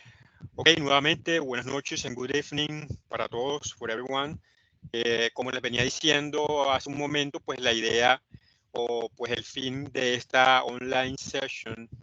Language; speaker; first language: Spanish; native; Spanish